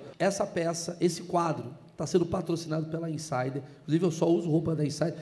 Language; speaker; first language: Portuguese; native; Portuguese